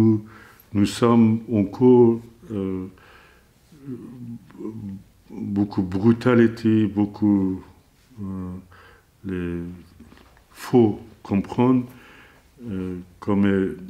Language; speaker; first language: French; non-native, learner; Azerbaijani